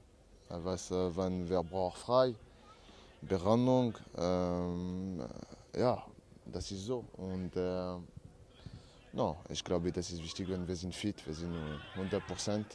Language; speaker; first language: German; non-native, learner; French